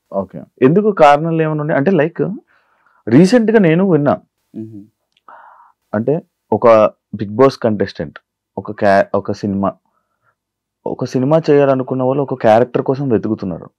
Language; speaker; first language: Telugu; native; Telugu